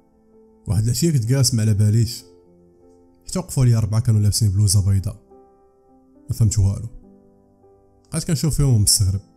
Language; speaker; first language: Arabic; native; Arabic